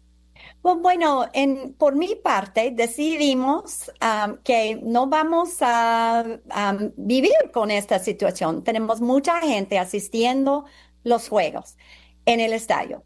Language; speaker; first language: Spanish; non-native, fluent; English